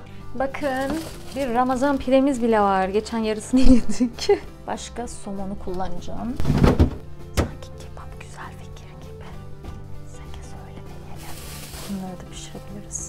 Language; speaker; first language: Turkish; native; Turkish